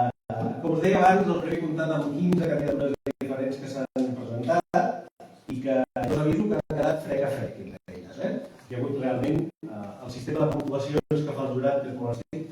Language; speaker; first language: Catalan; native; Catalan